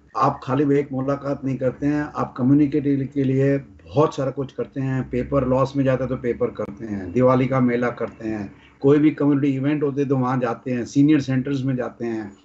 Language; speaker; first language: Hindi; non-native, local second language; Sindhi